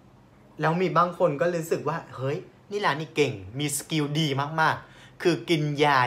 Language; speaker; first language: Thai; non-native, fluent; Vietnamese